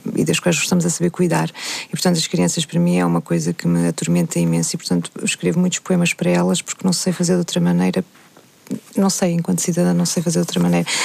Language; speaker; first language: Portuguese; native; Portuguese